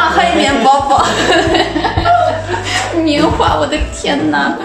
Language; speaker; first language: Chinese; non-native, fluent; Russian